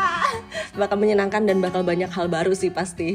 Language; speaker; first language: Indonesian; native; Indonesian